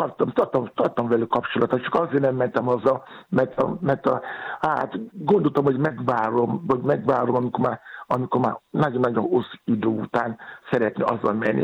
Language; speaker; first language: Hungarian; non-native, learner; Yoruba